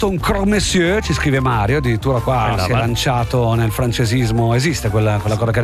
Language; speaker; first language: Italian; native; Italian